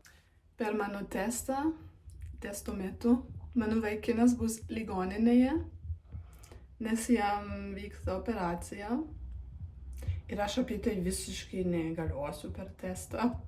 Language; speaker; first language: Lithuanian; non-native, learner; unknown